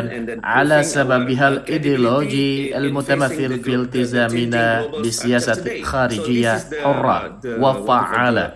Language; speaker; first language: Arabic; non-native, fluent; Indonesian